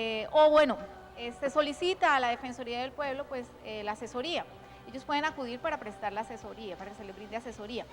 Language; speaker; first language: Spanish; native; Spanish